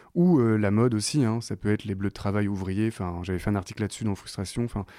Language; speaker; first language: French; native; French